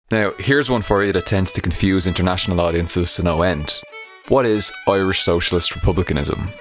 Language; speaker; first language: English; native; English